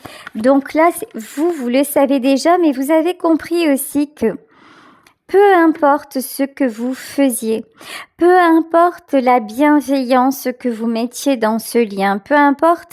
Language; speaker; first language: French; native; French